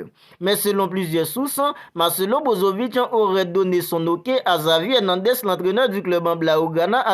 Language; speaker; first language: French; native; French